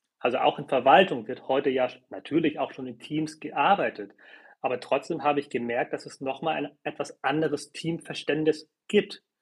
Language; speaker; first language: German; early bilingual, other home language; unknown